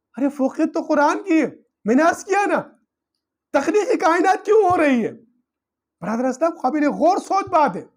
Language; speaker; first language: Urdu; non-native, local second language; Pashto